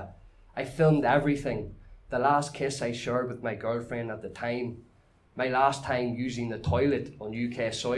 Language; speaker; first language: English; native; English